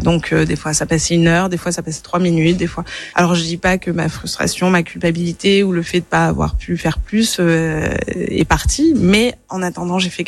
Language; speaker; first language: French; native; French